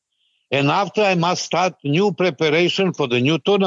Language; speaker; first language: English; non-native, learner; Serbian